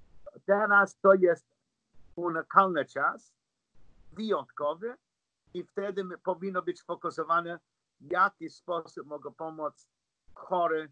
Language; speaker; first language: Polish; non-native, learner; English